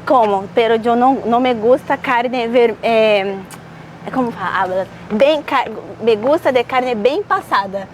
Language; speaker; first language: Spanish; non-native, learner; Portuguese